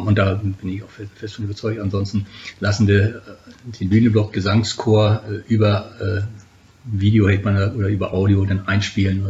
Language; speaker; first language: German; native; German